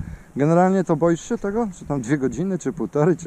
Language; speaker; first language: Polish; native; Polish